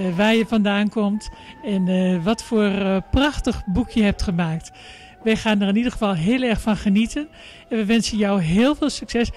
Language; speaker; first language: Dutch; native; Dutch